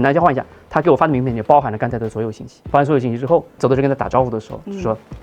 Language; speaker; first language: Chinese; native; Chinese